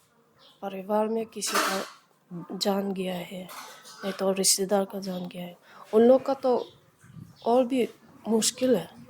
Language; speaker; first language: Hindi; non-native, local second language; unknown